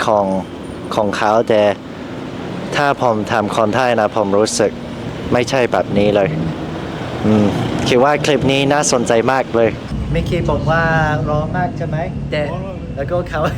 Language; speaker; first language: Thai; non-native, learner; English